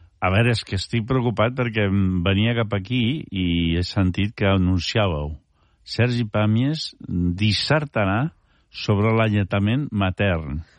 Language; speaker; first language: Catalan; early bilingual, heritage; Catalan